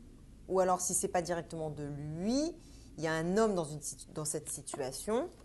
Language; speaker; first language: French; native; French